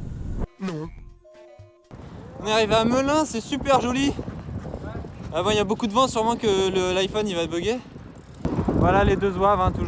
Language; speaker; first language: French; native; French